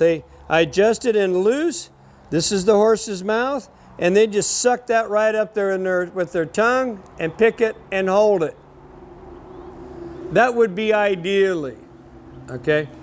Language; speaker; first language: English; native; English